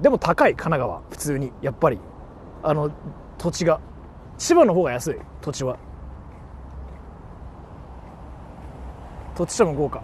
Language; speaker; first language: Japanese; native; Japanese